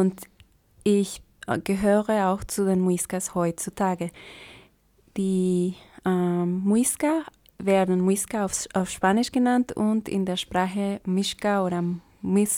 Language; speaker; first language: German; non-native, fluent; Spanish